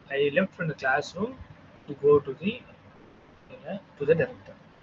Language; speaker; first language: English; non-native, local second language; Tamil